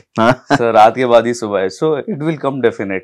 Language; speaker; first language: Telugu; non-native, local second language; Urdu